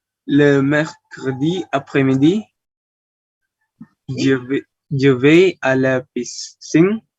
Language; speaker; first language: French; non-native, learner; Indonesian